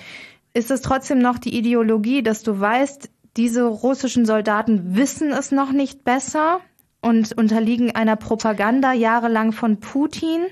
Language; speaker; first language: German; native; German